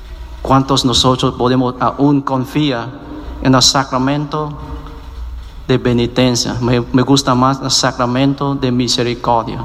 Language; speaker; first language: Spanish; non-native, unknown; Vietnamese